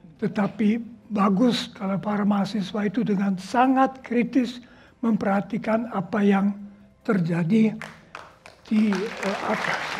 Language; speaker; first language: Indonesian; non-native, fluent; German